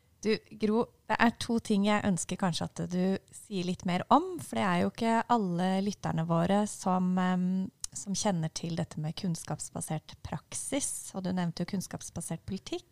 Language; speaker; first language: Norwegian; native; Norwegian